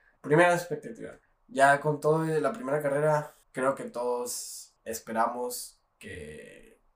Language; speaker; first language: Spanish; native; Spanish